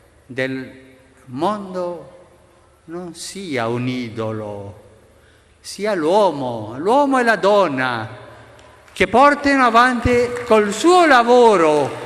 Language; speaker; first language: Italian; non-native, fluent; Spanish